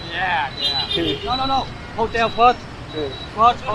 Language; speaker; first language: English; non-native, learner; Vietnamese